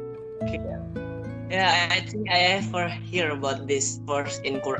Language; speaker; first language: English; non-native, fluent; Indonesian